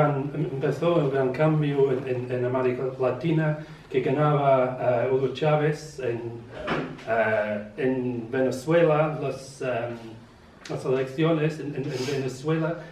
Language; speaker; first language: Spanish; non-native, learner; English